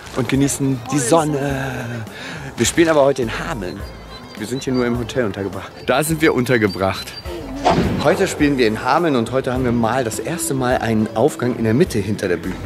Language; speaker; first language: German; native; German